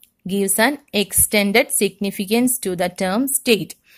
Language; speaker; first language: English; non-native, local second language; Malayalam